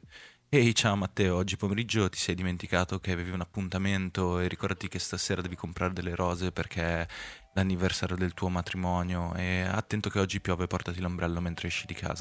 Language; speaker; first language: Italian; native; Italian